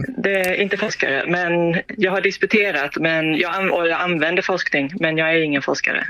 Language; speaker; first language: Swedish; early bilingual, heritage; Swedish